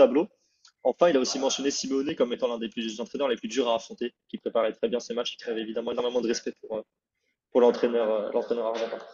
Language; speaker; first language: French; native; French